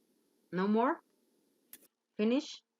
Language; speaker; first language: English; non-native, learner; Spanish